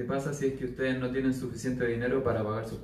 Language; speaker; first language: Spanish; native; Spanish